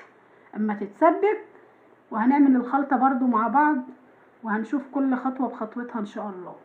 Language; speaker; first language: Arabic; native; Arabic